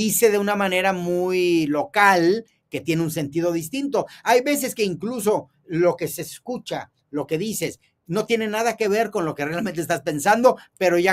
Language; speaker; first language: Spanish; native; Spanish